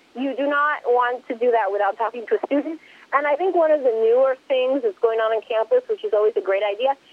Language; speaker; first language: English; early bilingual, other home language; Spanish